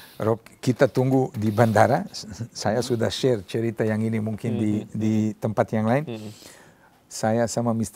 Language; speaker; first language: Indonesian; non-native, fluent; Serbian